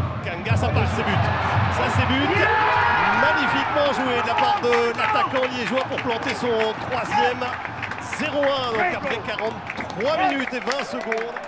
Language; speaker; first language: French; native; French